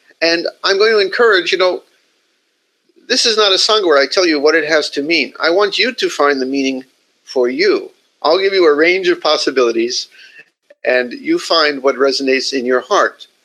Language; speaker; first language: English; native; English